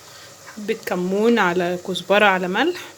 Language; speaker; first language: Arabic; native; Arabic